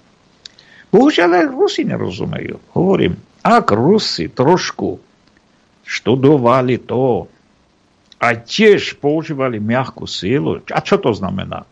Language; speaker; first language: Slovak; non-native, fluent; Armenian